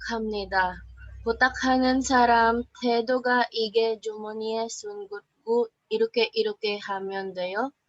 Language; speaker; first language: Korean; non-native, learner; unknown